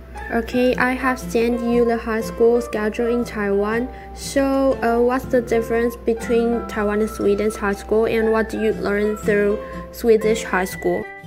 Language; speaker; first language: English; non-native, fluent; Chinese